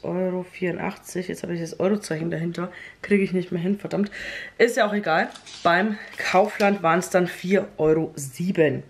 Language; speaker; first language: German; native; German